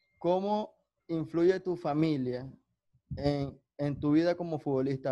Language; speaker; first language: Spanish; native; Spanish